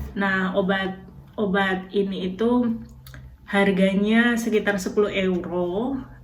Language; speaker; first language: Indonesian; native; Indonesian